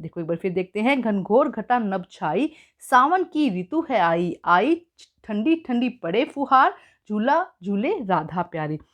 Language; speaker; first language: Hindi; native; Hindi